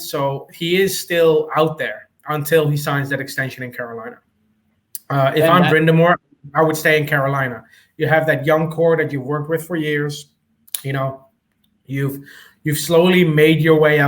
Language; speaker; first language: English; native; English